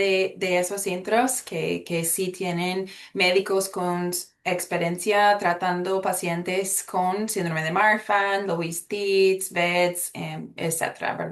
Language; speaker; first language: Spanish; early bilingual, heritage; Spanish